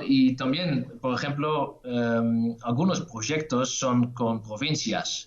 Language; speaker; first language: Spanish; non-native, fluent; Dutch